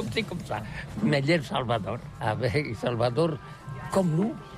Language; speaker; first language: French; non-native, learner; Catalan